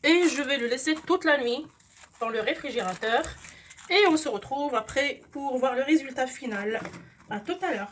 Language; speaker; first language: French; non-native, local second language; Arabic